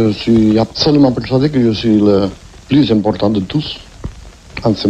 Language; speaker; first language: French; non-native, fluent; Catalan